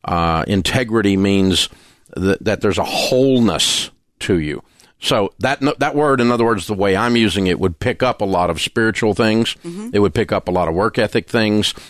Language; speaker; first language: English; native; English